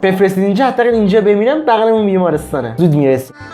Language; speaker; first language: Persian; native; Persian